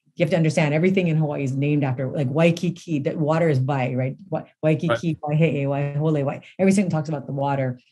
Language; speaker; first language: English; native; English